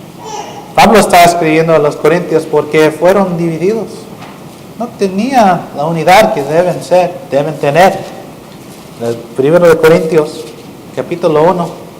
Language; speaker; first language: Spanish; non-native, learner; English